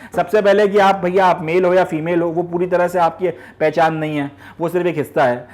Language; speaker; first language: Hindi; native; Hindi